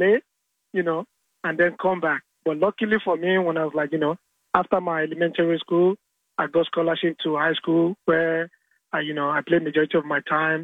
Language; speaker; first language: English; non-native, local second language; Yoruba